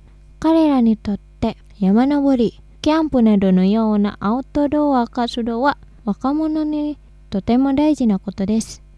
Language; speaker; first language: Japanese; non-native, fluent; Indonesian